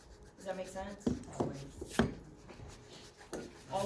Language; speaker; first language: English; native; English